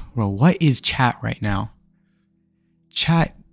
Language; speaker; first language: English; native; English